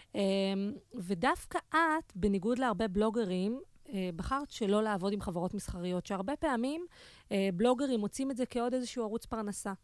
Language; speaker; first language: Hebrew; native; Hebrew